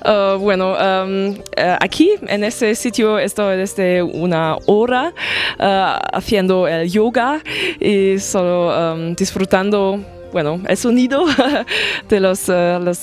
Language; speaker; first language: Spanish; non-native, fluent; German